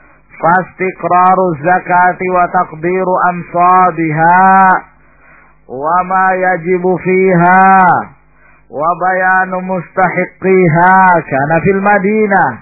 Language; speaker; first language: Arabic; non-native, fluent; Indonesian